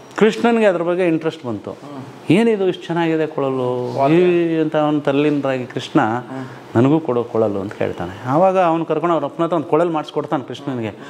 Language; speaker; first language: Kannada; non-native, local second language; Lambadi